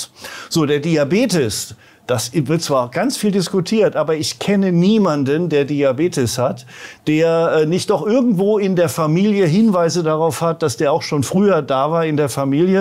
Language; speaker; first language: German; native; German